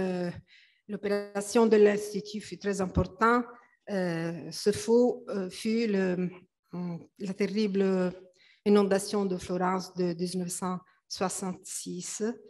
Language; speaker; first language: French; non-native, fluent; Italian